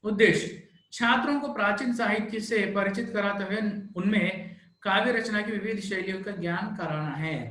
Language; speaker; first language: Hindi; non-native, local second language; Telugu